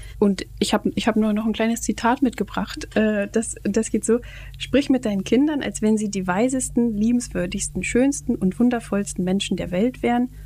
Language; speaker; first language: German; native; German